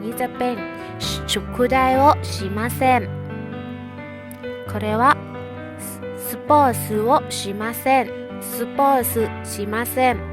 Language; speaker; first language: Japanese; non-native, fluent; Thai